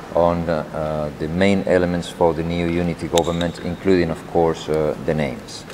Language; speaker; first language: English; non-native, fluent; Spanish